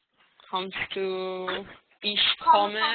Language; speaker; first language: German; non-native, learner; Hebrew